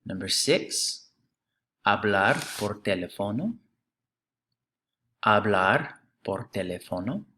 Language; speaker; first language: Spanish; non-native, fluent; English